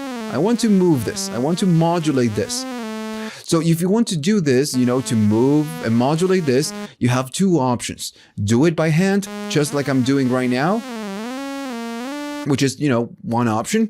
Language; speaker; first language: English; non-native, fluent; Spanish